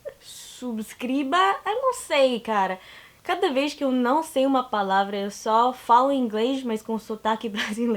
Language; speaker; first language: Portuguese; non-native, learner; English